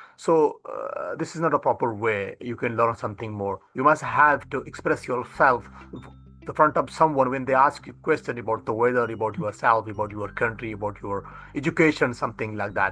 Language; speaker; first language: English; non-native, fluent; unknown